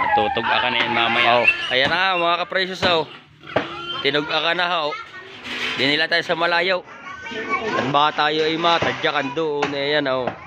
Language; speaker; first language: Filipino; native; Filipino